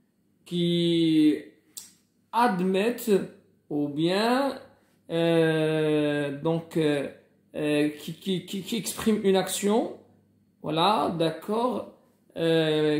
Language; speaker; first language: French; non-native, local second language; Arabic